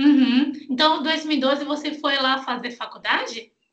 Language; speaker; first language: Portuguese; non-native, fluent; Chinese